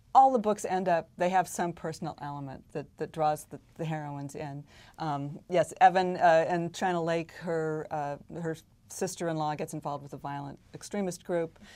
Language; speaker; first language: English; native; English